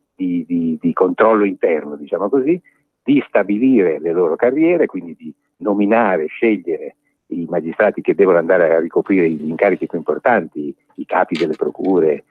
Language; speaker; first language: Italian; native; Italian